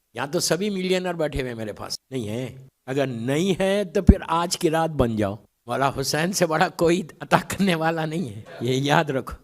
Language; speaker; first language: Urdu; native; Urdu